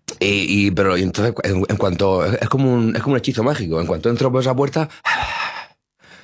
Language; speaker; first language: Spanish; native; Spanish